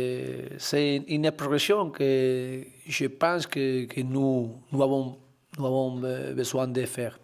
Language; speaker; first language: French; non-native, learner; Spanish